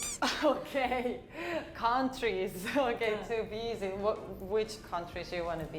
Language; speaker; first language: English; non-native, fluent; Spanish